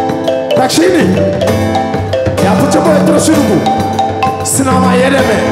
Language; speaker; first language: Czech; non-native, learner; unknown